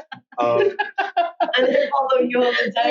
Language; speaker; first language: English; non-native, learner; Spanish